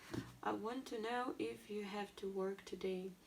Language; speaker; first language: English; non-native, fluent; Russian